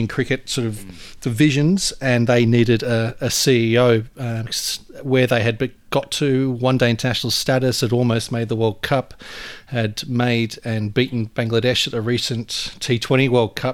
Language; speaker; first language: English; native; English